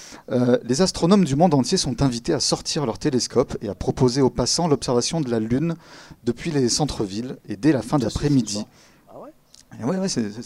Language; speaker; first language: French; native; French